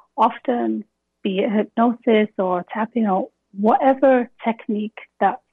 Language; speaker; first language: English; native; English